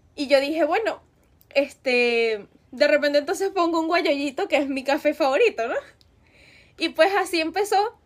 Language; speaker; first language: Spanish; native; Spanish